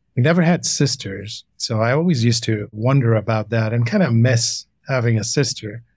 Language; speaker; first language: English; non-native, local second language; Hindi